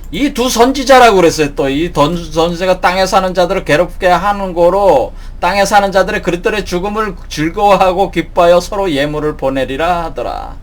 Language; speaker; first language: Korean; native; Korean